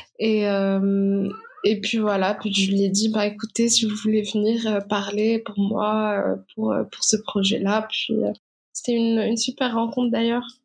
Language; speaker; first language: French; non-native, local second language; Arabic